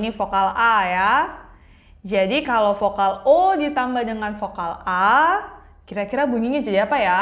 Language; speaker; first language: Indonesian; native; Indonesian